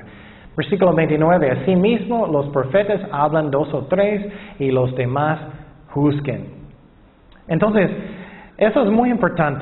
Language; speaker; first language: Spanish; non-native, fluent; English